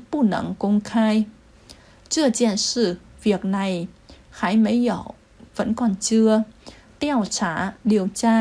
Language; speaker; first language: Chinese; non-native, fluent; Vietnamese